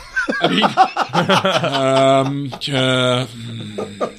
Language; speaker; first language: English; native; English